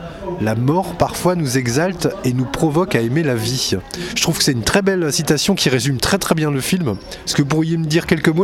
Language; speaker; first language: French; native; French